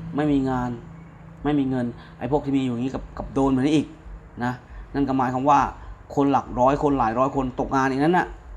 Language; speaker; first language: Thai; native; Thai